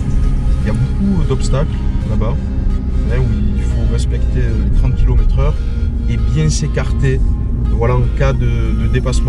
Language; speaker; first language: French; native; French